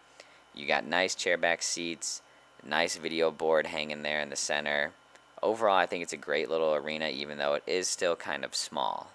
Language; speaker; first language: English; native; English